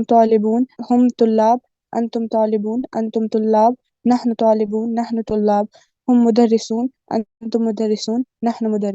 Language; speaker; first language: Arabic; non-native, learner; Urdu